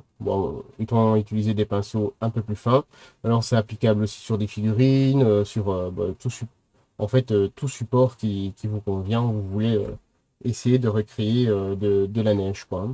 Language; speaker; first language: French; native; French